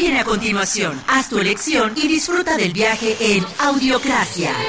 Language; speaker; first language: Spanish; native; Spanish